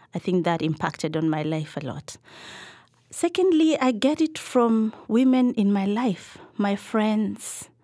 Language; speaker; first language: English; non-native, local second language; Kikuyu